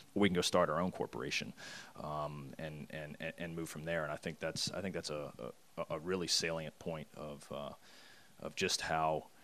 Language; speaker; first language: English; native; English